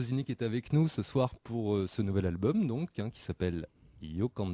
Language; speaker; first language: French; native; French